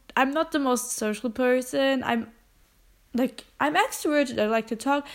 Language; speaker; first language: English; non-native, fluent; German